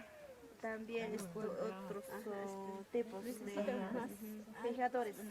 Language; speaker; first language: Spanish; non-native, local second language; Quechua